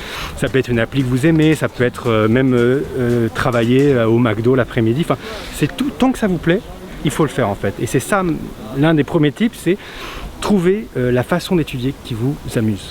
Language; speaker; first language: French; native; French